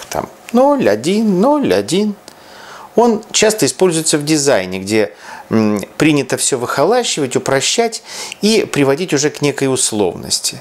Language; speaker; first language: Russian; native; Russian